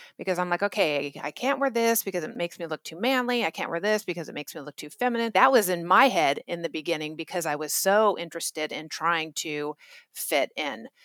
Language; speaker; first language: English; native; English